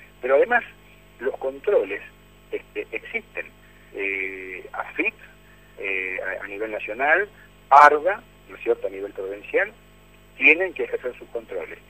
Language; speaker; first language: Spanish; native; Spanish